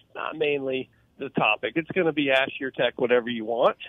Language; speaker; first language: English; native; English